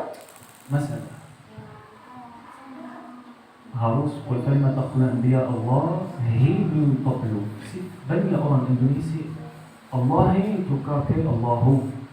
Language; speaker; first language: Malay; non-native, learner; Arabic